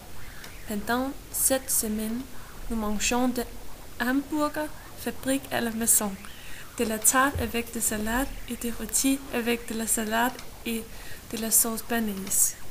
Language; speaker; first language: French; non-native, learner; Danish